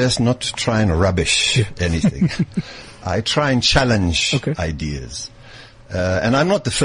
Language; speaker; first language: English; native; English